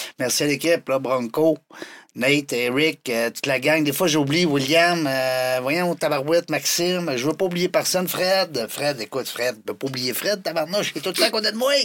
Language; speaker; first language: French; native; French